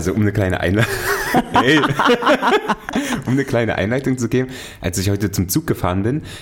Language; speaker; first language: German; native; German